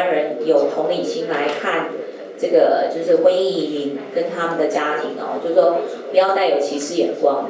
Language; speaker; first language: Chinese; native; Chinese